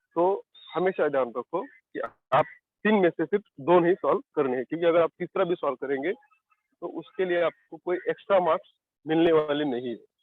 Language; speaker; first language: Hindi; non-native, local second language; Marathi